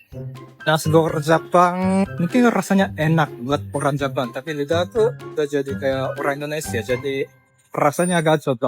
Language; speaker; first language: Indonesian; non-native, fluent; Japanese